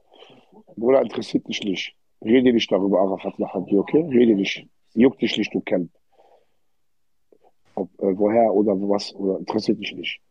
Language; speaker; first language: German; early bilingual, other home language; Arabic